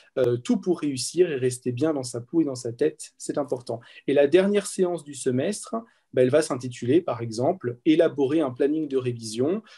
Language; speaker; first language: French; native; French